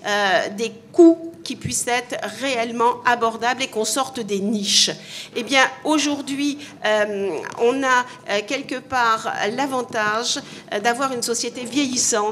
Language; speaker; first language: French; native; French